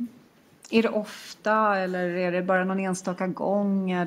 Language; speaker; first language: Swedish; native; Swedish